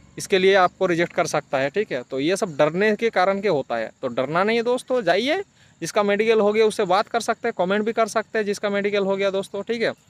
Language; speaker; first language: Hindi; non-native, local second language; Bangla